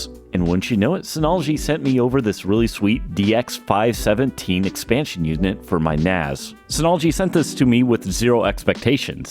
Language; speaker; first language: English; native; English